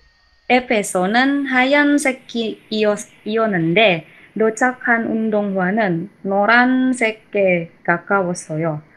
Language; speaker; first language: Korean; non-native, learner; Indonesian